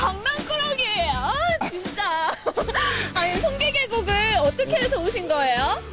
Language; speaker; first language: Korean; native; Korean